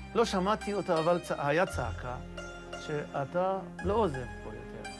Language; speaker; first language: Hebrew; non-native, fluent; Persian